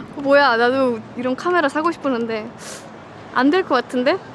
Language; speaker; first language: Korean; non-native, fluent; Estonian